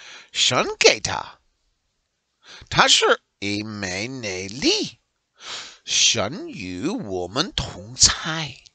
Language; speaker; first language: Chinese; non-native, learner; English